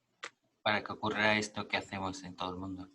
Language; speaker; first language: Spanish; native; Spanish